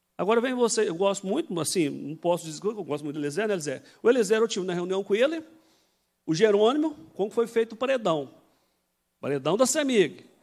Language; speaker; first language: Portuguese; native; Portuguese